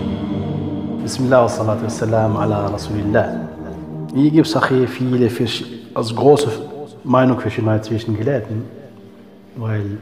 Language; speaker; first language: German; non-native, fluent; Arabic